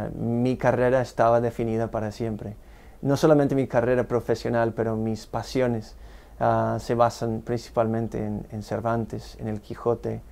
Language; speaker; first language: Spanish; non-native, fluent; English